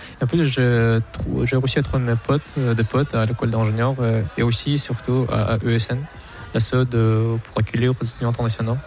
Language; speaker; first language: French; non-native, fluent; Russian